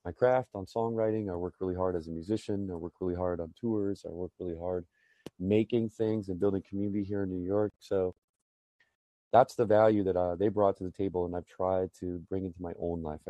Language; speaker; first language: English; native; English